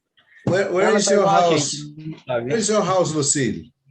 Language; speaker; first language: English; non-native, fluent; Portuguese